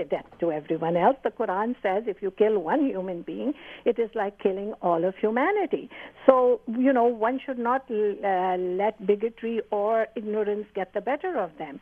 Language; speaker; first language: English; non-native, local second language; Urdu